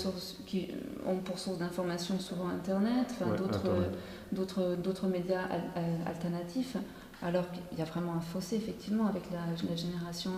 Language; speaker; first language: French; native; French